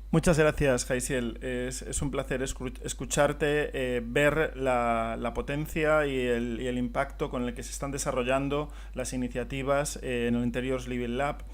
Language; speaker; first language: Spanish; non-native, local second language; Catalan